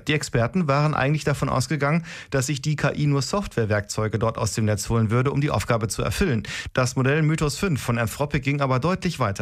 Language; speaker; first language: German; native; German